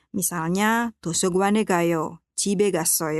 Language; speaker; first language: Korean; non-native, fluent; Indonesian